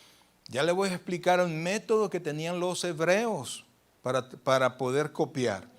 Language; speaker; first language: Spanish; native; Spanish